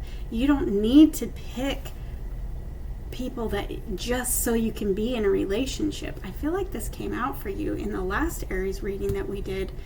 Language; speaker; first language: English; native; English